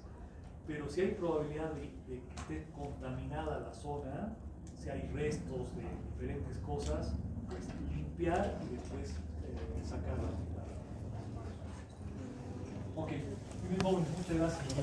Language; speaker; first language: Spanish; native; Spanish